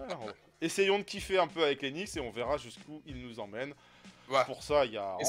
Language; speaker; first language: French; native; French